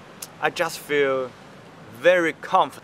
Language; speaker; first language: English; non-native, learner; Chinese